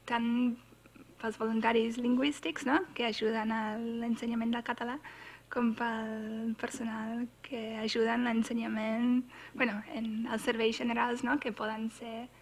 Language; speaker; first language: Catalan; non-native, fluent; English